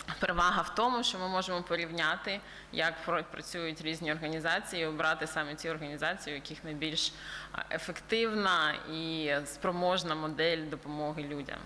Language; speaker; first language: Ukrainian; early bilingual, heritage; Ukrainian